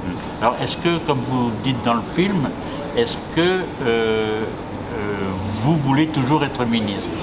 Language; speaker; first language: French; native; French